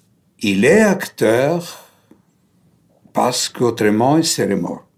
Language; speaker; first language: French; non-native, fluent; Greek